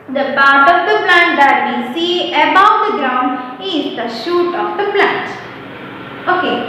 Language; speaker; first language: English; non-native, local second language; Malayalam